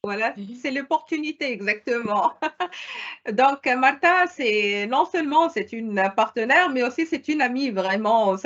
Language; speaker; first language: French; non-native, local second language; Arabic